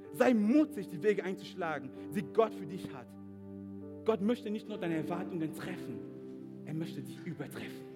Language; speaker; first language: German; non-native, fluent; French